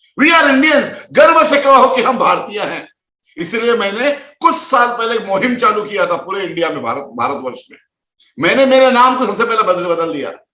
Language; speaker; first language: Hindi; non-native, local second language; Konkani